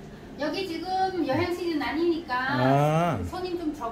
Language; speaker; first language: Korean; non-native, learner; Vietnamese